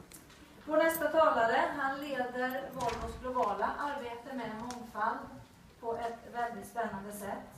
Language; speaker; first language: Swedish; native; Swedish